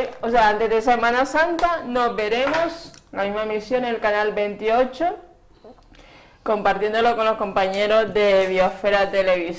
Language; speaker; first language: Spanish; native; Spanish